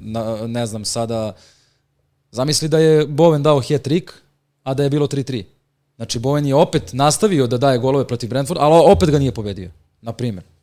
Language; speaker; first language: Serbian; native; Serbian